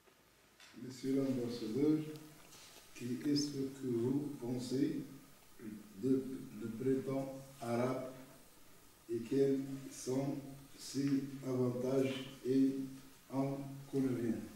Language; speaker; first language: French; non-native, local second language; Arabic